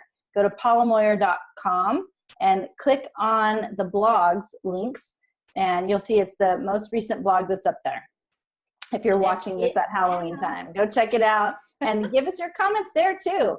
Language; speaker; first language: English; native; English